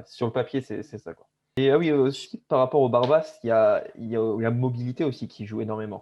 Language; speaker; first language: French; native; French